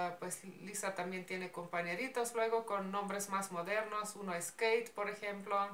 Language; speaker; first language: Spanish; non-native, fluent; Slovenian